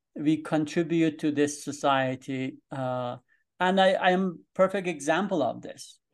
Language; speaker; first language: English; non-native, fluent; Persian